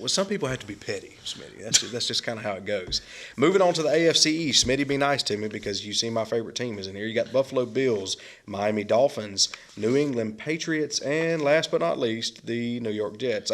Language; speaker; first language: English; native; English